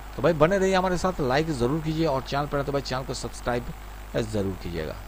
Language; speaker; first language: Hindi; non-native, local second language; Bangla